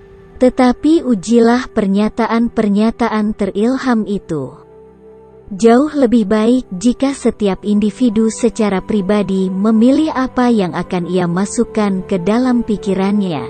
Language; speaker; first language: Indonesian; native; Indonesian